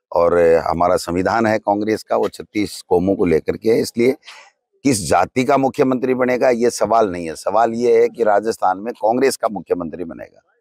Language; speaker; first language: Hindi; native; Hindi